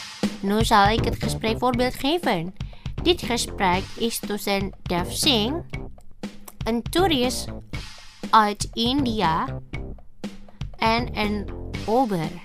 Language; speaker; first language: Dutch; non-native, fluent; Indonesian